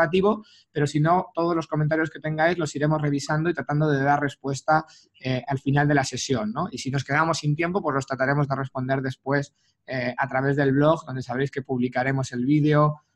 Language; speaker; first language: Spanish; native; Spanish